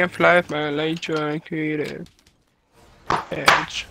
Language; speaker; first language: English; native; English